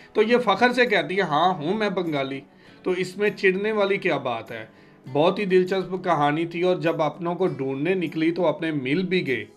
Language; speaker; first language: Urdu; non-native, local second language; Bangla